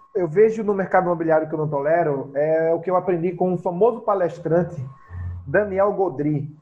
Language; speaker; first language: Portuguese; native; Portuguese